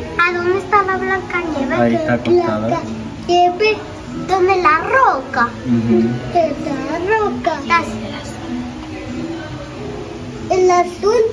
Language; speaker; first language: Spanish; early bilingual, other home language; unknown